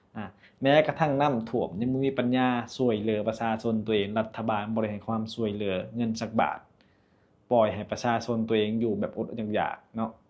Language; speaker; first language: Thai; non-native, local second language; Lao